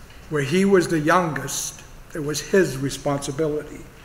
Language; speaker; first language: English; native; English